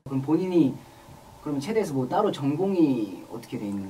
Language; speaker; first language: Korean; native; Korean